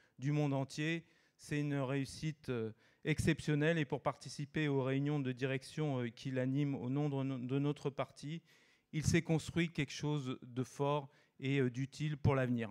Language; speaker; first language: French; native; French